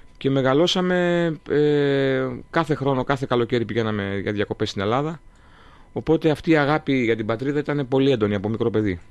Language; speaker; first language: Greek; early bilingual, heritage; Greek